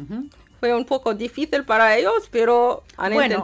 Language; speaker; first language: Spanish; non-native, fluent; Arabic